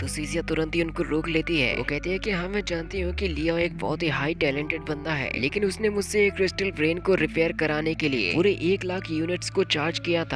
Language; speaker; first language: Hindi; native; Hindi